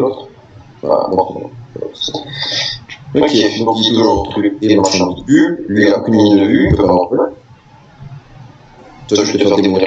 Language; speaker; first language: French; native; French